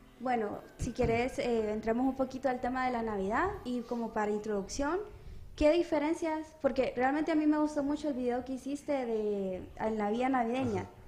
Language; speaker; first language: Spanish; native; Spanish